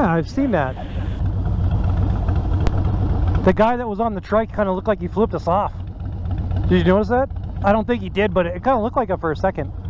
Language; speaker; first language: English; native; English